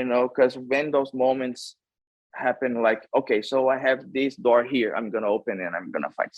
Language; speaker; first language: English; non-native, fluent; Portuguese